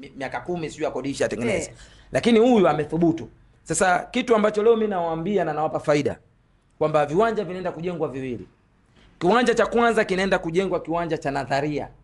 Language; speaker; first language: Swahili; native; Swahili